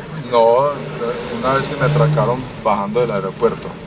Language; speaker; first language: Spanish; native; Spanish